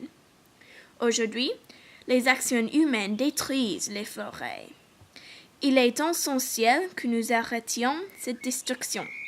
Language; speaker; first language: French; non-native, learner; English